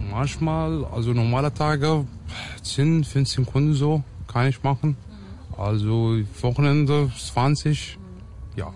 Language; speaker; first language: German; non-native, learner; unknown